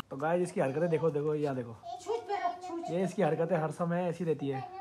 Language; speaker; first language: Hindi; native; Hindi